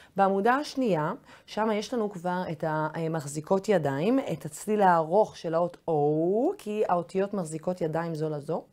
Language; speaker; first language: Hebrew; native; Hebrew